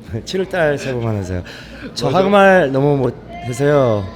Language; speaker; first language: Korean; early bilingual, heritage; Korean